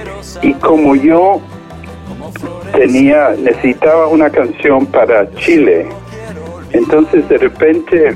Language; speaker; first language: Spanish; non-native, fluent; English